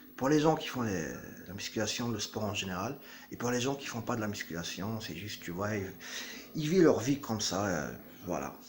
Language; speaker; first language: French; non-native, local second language; Arabic